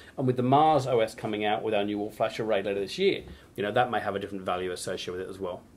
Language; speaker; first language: English; native; English